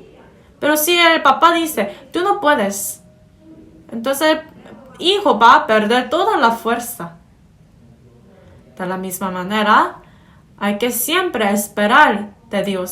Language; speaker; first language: Spanish; non-native, fluent; Korean